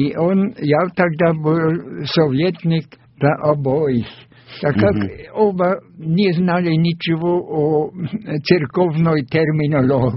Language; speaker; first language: Russian; non-native, fluent; German